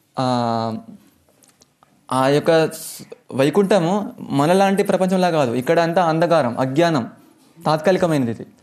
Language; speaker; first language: Telugu; native; Telugu